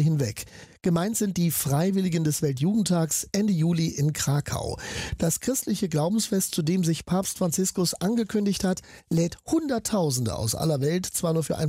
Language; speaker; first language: German; native; German